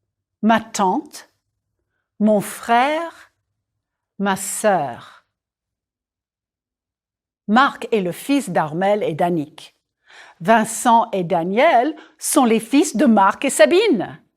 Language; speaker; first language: French; non-native, fluent; English